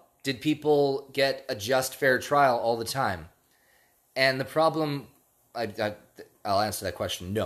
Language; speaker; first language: English; native; English